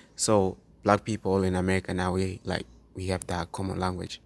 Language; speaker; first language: English; non-native, local second language; Swahili